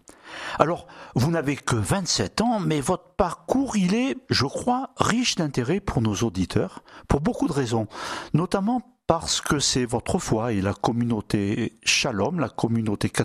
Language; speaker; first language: French; native; French